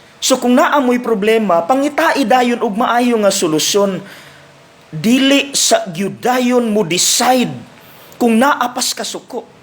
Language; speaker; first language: Cebuano; native; Cebuano